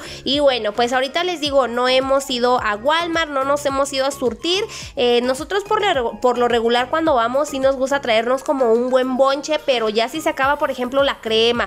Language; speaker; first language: Spanish; native; Spanish